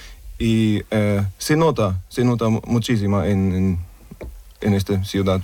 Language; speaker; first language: Spanish; non-native, learner; German